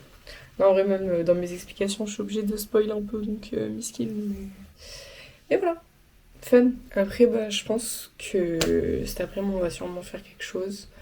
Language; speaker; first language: French; native; French